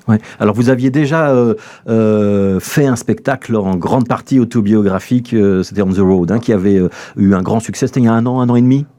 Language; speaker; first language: French; native; French